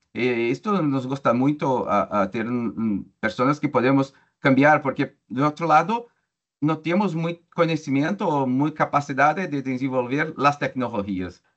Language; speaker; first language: Spanish; non-native, learner; Portuguese